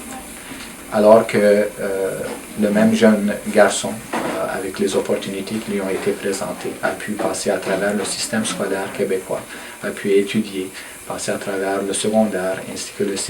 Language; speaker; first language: French; early bilingual, other home language; Turkish